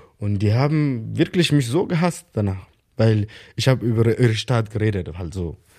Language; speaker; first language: German; non-native, learner; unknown